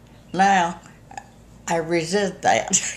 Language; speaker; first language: English; native; English